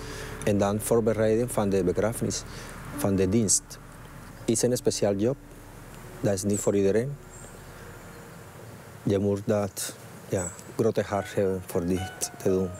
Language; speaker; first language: Dutch; non-native, fluent; Spanish